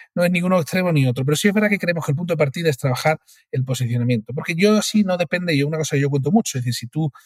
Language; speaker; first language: Spanish; native; Spanish